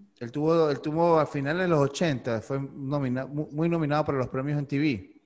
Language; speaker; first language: Spanish; native; Spanish